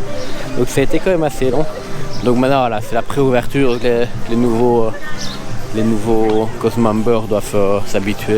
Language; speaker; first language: French; native; French